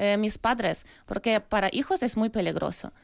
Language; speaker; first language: Spanish; non-native, learner; Ukrainian